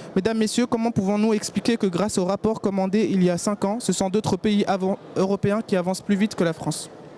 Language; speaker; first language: French; early bilingual, other home language; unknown